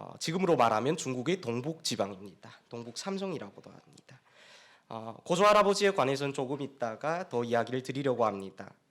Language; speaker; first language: Korean; native; Korean